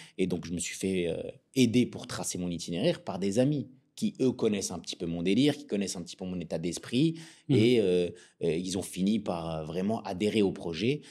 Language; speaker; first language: French; non-native, local second language; Arabic